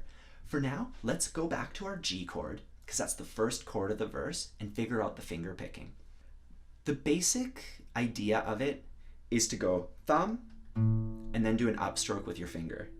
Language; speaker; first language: English; native; English